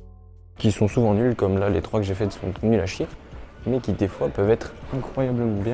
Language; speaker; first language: French; native; French